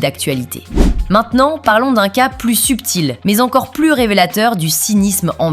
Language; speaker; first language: French; native; French